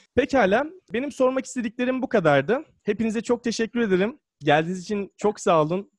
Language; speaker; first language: Turkish; native; Turkish